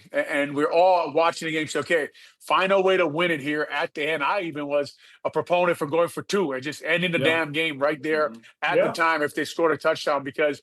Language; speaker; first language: English; native; English